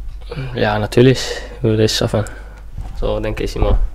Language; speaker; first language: German; non-native, learner; Finnish